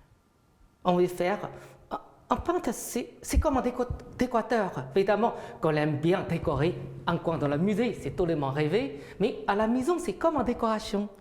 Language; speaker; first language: French; non-native, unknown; Chinese